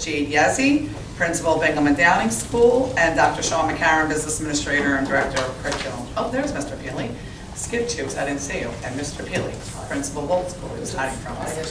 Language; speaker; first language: English; native; English